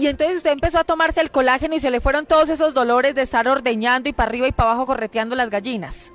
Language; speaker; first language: Spanish; native; Spanish